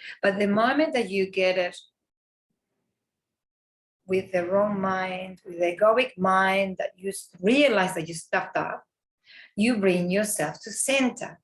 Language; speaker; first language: English; non-native, fluent; Spanish